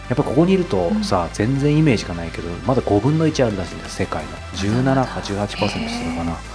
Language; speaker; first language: Japanese; native; Japanese